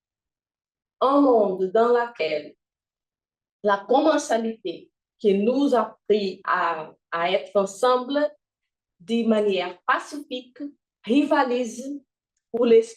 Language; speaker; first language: French; non-native, fluent; Portuguese